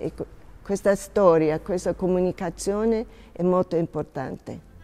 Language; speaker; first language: Italian; non-native, fluent; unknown